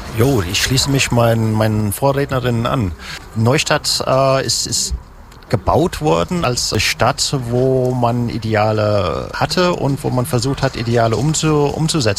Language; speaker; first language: German; native; German